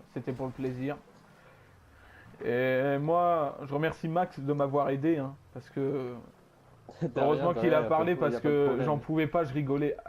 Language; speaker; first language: French; native; French